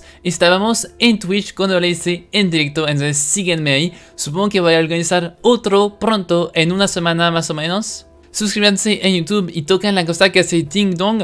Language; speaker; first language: Spanish; non-native, fluent; French